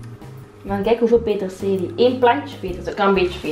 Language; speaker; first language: Dutch; native; Dutch